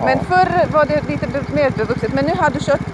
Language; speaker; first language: Swedish; non-native, fluent; Latvian